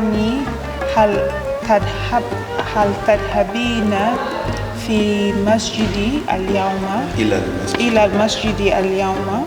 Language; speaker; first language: Arabic; non-native, learner; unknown